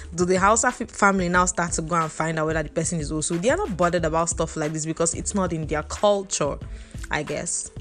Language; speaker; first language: English; non-native, local second language; Igbo